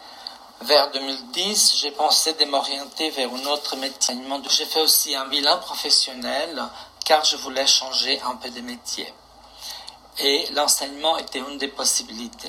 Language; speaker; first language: French; non-native, fluent; Portuguese